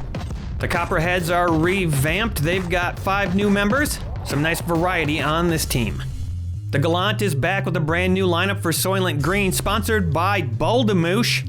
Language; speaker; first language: English; native; English